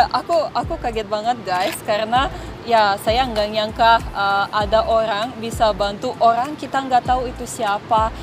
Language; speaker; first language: Indonesian; non-native, fluent; Russian